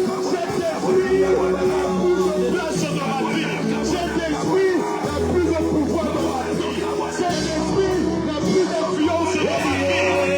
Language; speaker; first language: French; non-native, local second language; Lingala